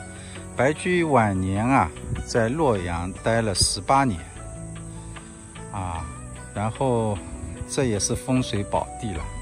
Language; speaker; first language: Chinese; native; Chinese